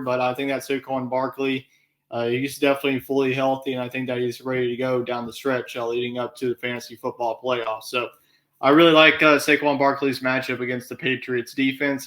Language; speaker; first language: English; native; English